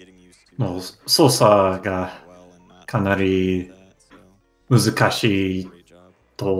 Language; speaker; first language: Japanese; non-native, learner; English